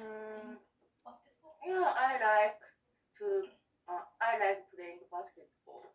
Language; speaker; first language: English; non-native, learner; Korean